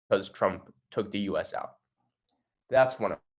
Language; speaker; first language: English; native; English